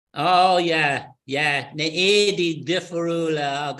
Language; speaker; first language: Irish; non-native, local second language; English